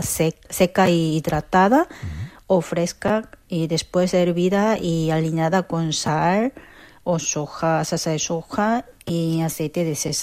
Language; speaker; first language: Spanish; non-native, learner; Korean